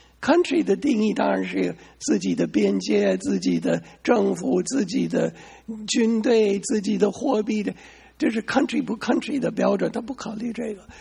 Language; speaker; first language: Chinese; non-native, fluent; English